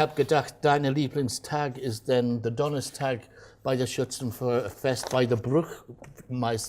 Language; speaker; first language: German; non-native, fluent; English